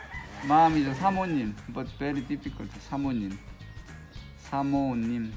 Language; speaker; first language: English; non-native, learner; Korean